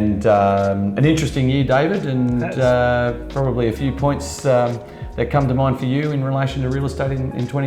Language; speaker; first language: English; native; English